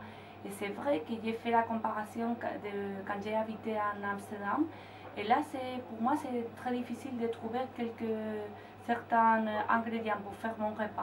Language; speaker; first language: French; non-native, fluent; Spanish